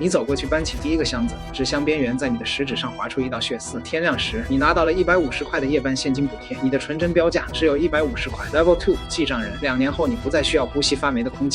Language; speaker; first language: Chinese; native; Chinese